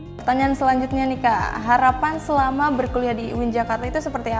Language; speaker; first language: Indonesian; native; Indonesian